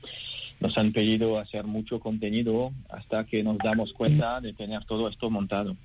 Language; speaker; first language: Spanish; non-native, fluent; French